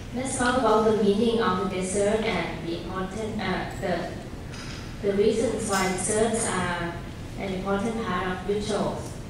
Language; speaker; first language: English; non-native, fluent; Thai